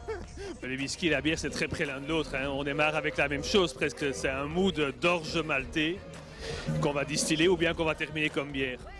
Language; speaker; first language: French; non-native, local second language; Dutch